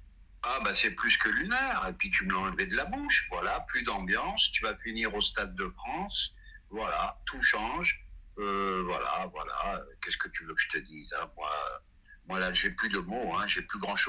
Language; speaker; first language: French; native; French